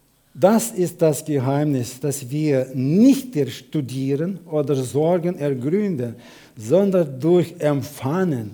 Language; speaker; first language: German; non-native, fluent; Russian